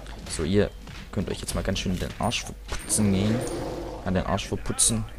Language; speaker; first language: German; native; German